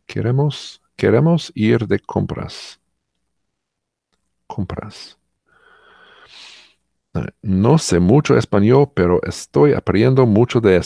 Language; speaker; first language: Spanish; non-native, learner; English